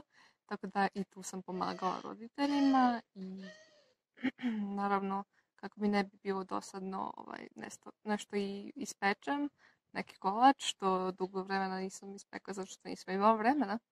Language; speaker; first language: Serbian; non-native, local second language; Slovak